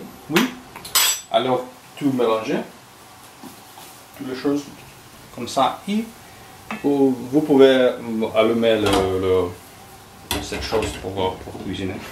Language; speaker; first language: French; non-native, learner; Russian